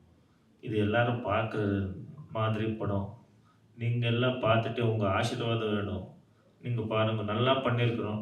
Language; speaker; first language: Tamil; non-native, learner; Kannada